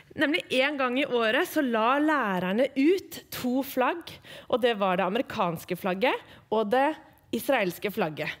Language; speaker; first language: Norwegian; native; Norwegian